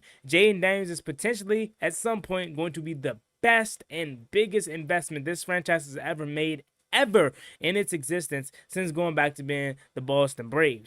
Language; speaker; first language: English; native; English